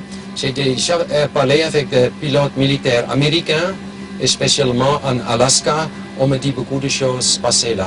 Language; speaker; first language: French; non-native, local second language; German